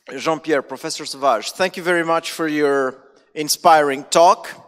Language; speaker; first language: English; non-native, fluent; Romanian